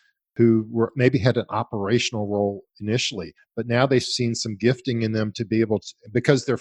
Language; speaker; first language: English; native; English